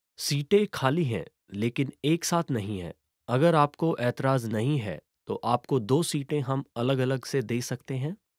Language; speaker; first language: Hindi; native; Hindi